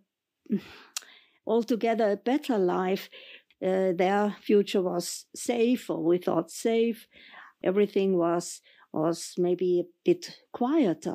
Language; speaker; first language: English; non-native, fluent; German